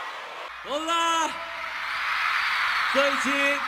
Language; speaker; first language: Spanish; non-native, learner; Korean